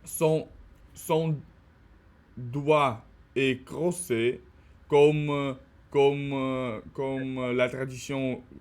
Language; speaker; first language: French; non-native, learner; Russian